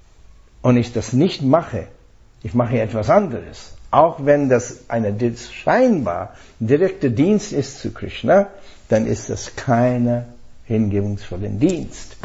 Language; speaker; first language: German; non-native, fluent; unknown